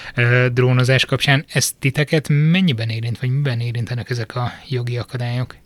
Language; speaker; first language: Hungarian; non-native, fluent; French